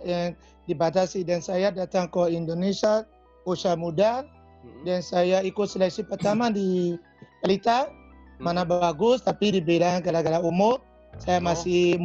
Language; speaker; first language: Indonesian; non-native, fluent; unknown